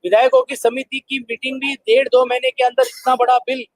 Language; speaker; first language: Hindi; non-native, local second language; Marathi